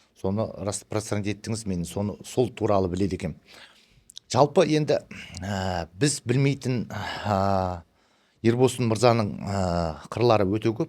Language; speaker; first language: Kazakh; early bilingual, heritage; Kazakh